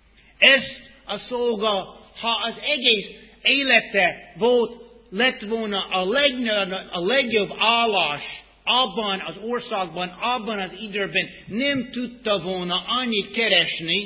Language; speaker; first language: Hungarian; non-native, fluent; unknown